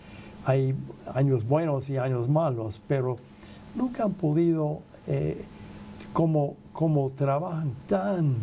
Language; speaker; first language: Spanish; non-native, fluent; English